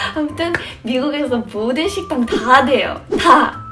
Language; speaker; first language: Korean; non-native, fluent; English